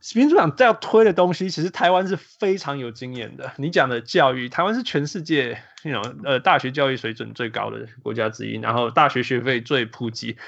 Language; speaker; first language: Chinese; early bilingual, heritage; Chinese